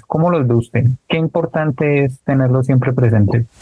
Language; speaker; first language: Spanish; native; Spanish